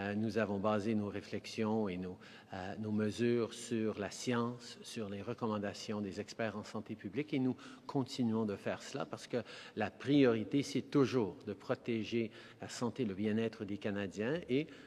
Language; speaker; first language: French; early bilingual, heritage; French